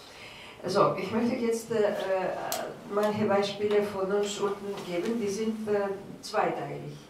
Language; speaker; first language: German; non-native, fluent; Greek